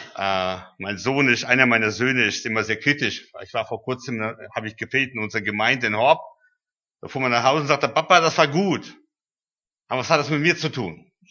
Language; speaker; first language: German; early bilingual, heritage; German